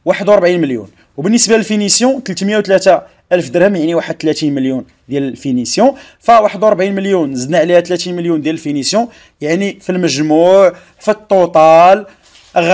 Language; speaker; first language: Arabic; native; Arabic